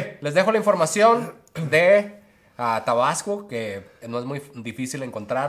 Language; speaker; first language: Spanish; native; Spanish